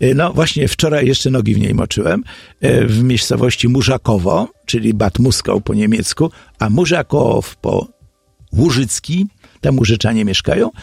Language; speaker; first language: Polish; native; Polish